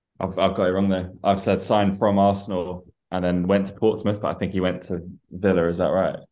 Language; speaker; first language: English; early bilingual, other home language; Persian